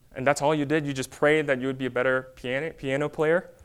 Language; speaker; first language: English; early bilingual, other home language; Korean